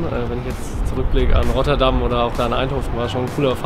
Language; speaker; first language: German; native; German